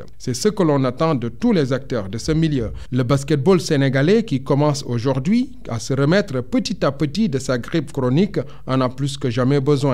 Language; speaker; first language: French; non-native, local second language; Wolof